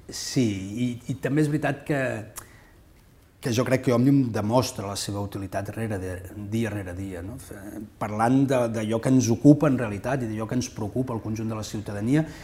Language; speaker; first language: Catalan; non-native, local second language; Spanish